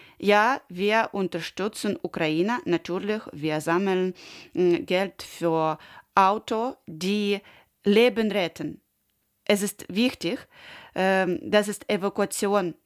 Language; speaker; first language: German; non-native, learner; Ukrainian